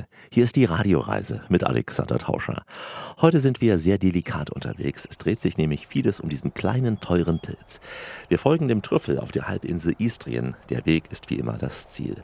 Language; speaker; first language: German; native; German